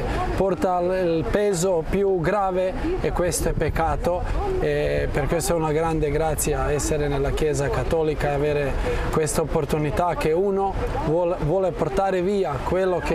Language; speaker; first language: Italian; non-native, fluent; Croatian